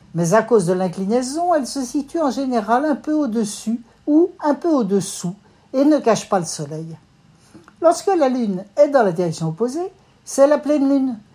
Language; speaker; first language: French; native; French